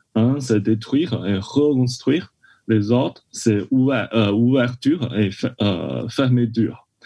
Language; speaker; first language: French; non-native, learner; Chinese